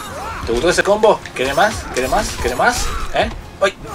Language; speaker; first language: Spanish; native; Spanish